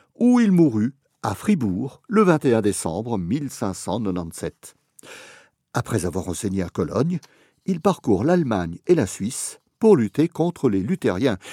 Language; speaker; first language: French; native; French